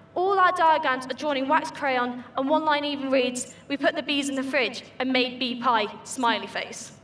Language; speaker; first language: English; native; English